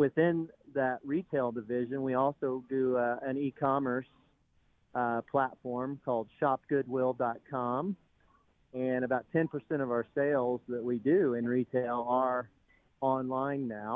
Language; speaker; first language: English; native; English